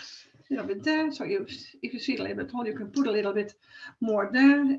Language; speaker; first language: English; non-native, learner; Dutch